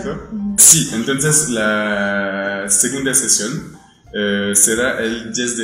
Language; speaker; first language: Spanish; non-native, fluent; French